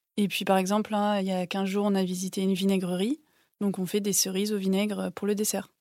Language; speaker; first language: French; native; French